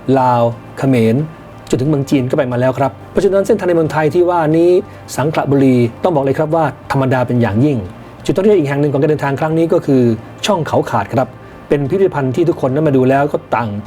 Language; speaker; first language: Thai; native; Thai